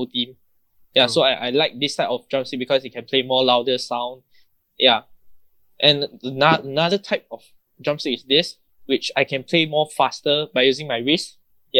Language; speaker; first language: English; non-native, local second language; Chinese